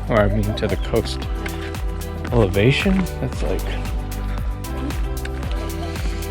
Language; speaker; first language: English; native; English